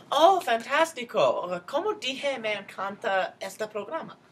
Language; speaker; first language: Spanish; non-native, learner; English